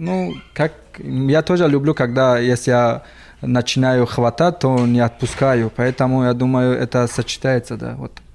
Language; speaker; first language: Russian; non-native, fluent; Tajik